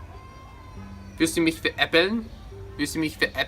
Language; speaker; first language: German; non-native, fluent; English